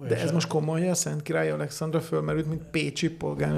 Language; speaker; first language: Hungarian; native; Hungarian